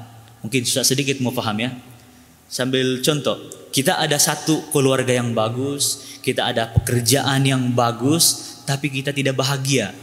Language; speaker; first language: Malay; native; Malay